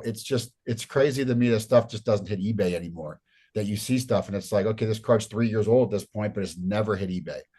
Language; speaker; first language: English; native; English